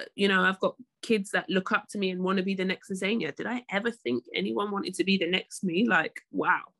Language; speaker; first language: English; native; English